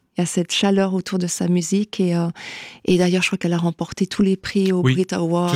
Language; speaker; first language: French; native; French